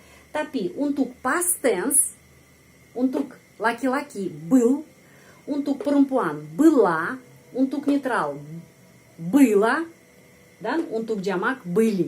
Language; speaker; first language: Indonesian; non-native, fluent; Russian